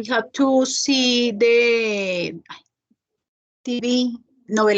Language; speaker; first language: English; non-native, learner; Spanish